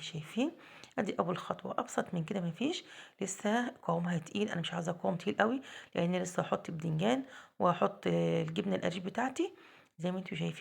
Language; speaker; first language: Arabic; native; Arabic